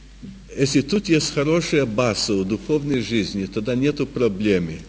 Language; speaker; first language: Russian; early bilingual, heritage; Russian